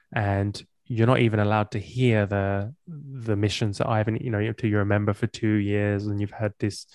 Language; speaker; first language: English; native; English